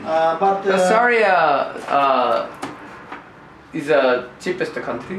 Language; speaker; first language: English; non-native, learner; Japanese